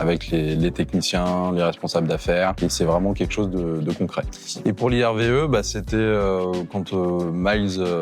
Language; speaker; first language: French; native; French